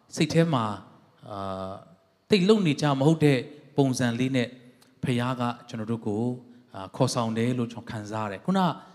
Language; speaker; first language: Burmese; non-native, local second language; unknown